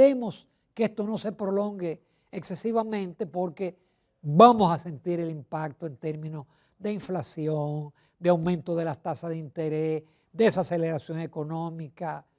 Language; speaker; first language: Spanish; native; Spanish